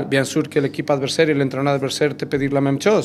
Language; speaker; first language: French; non-native, fluent; Spanish